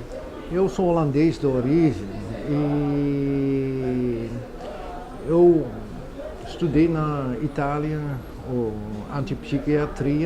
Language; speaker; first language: Portuguese; non-native, fluent; Dutch